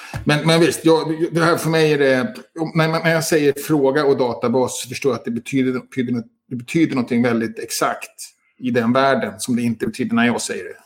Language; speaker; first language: Swedish; native; Swedish